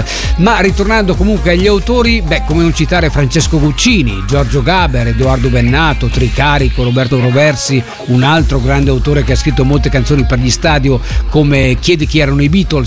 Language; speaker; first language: Italian; native; Italian